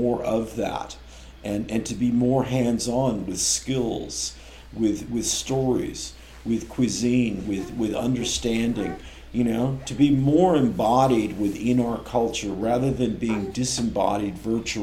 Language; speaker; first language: English; native; English